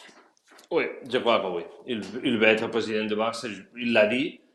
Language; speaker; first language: French; non-native, fluent; Spanish